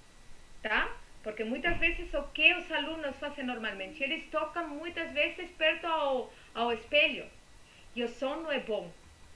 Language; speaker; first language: Portuguese; non-native, fluent; Spanish